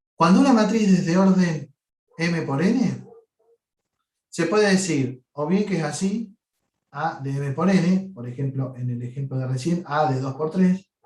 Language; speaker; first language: Spanish; native; Spanish